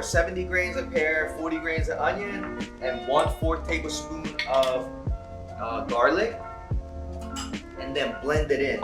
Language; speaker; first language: English; native; English